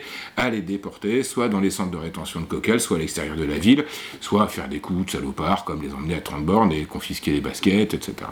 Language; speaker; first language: French; native; French